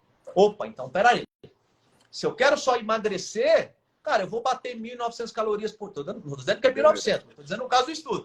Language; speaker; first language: Portuguese; native; Portuguese